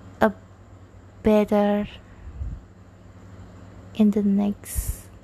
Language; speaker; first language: English; non-native, learner; Indonesian